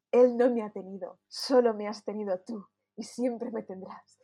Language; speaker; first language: Spanish; non-native, local second language; Catalan